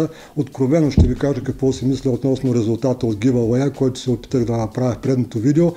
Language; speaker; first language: Bulgarian; native; Bulgarian